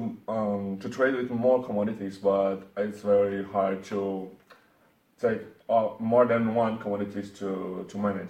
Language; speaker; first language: English; non-native, learner; Portuguese